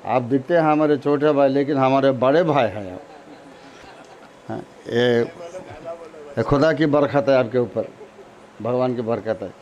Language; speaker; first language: Hindi; non-native, local second language; Telugu